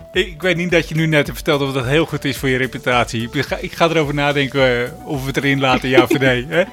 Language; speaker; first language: Dutch; native; Dutch